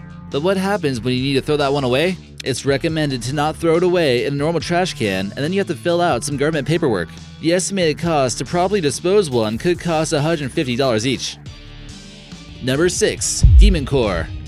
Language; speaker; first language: English; native; English